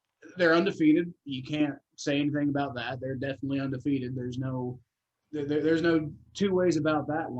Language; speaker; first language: English; native; English